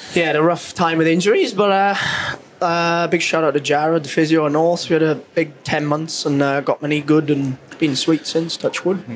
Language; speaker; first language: English; native; English